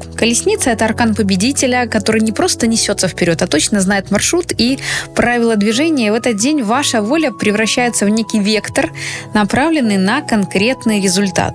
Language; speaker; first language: Russian; native; Russian